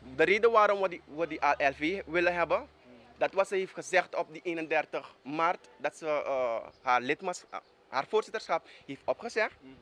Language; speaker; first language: Dutch; native; Dutch